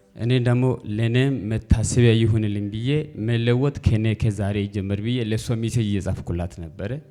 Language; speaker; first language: Amharic; native; Amharic